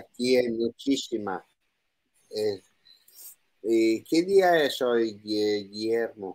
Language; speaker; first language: Spanish; non-native, learner; Italian